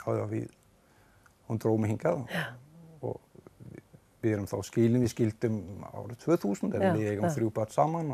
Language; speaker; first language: Icelandic; non-native, fluent; Danish